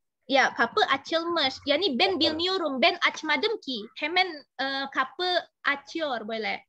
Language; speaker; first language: Turkish; non-native, learner; Indonesian